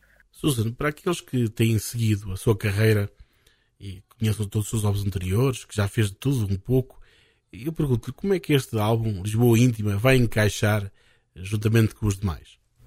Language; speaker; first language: Portuguese; native; Portuguese